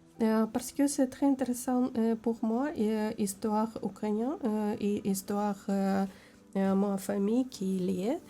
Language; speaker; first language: French; non-native, learner; Ukrainian